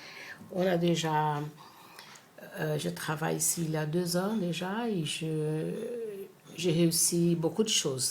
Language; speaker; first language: French; non-native, fluent; Portuguese